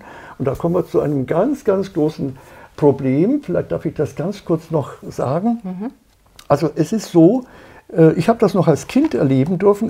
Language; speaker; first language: German; native; German